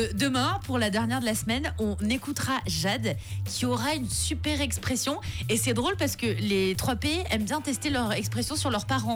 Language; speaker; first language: French; native; French